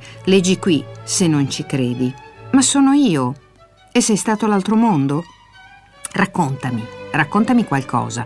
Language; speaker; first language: Italian; native; Italian